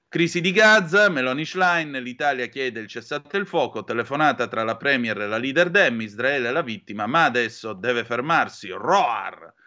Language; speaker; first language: Italian; native; Italian